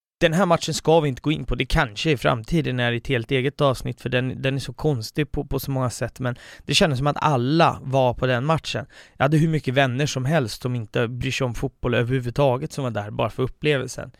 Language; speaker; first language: Swedish; native; Swedish